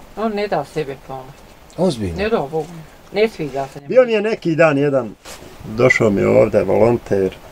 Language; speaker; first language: Bosnian; native; Bosnian